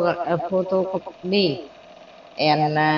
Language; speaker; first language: English; non-native, learner; Vietnamese